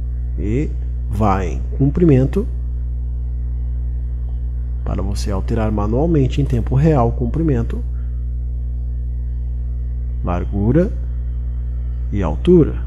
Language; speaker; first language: Portuguese; native; Portuguese